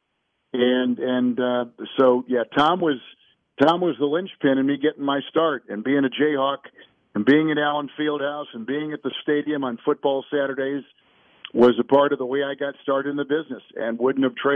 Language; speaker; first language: English; native; English